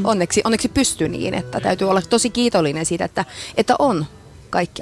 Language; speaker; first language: Finnish; native; Finnish